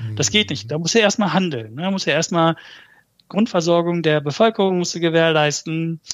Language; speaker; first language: German; early bilingual, other home language; Turkish